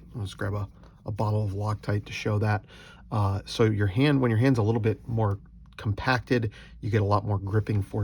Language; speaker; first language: English; native; English